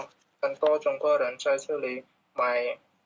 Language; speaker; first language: Chinese; non-native, learner; Khmer